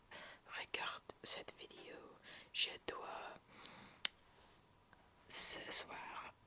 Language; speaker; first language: French; non-native, learner; English